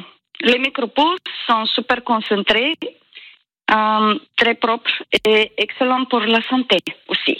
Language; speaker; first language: French; non-native, learner; Bulgarian